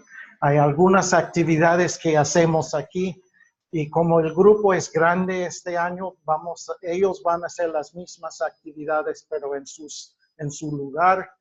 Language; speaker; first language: Spanish; non-native, fluent; English